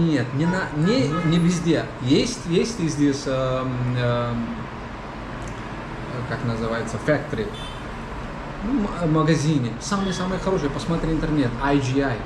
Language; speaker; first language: Russian; non-native, learner; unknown